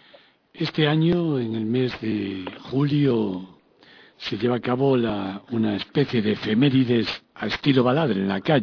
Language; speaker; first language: Spanish; native; Spanish